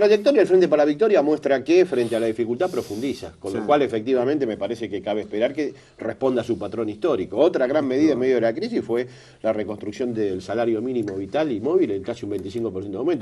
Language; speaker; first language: Spanish; native; Spanish